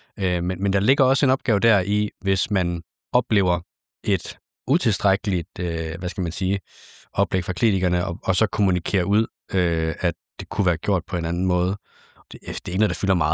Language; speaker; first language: Danish; native; Danish